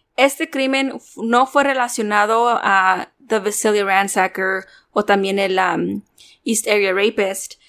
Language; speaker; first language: Spanish; early bilingual, heritage; Spanish